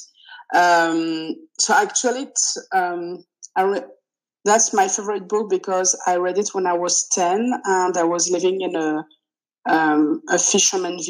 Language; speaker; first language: English; non-native, fluent; French